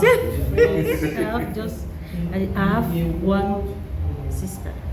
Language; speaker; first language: English; non-native, learner; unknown